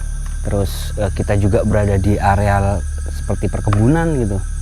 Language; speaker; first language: Indonesian; native; Indonesian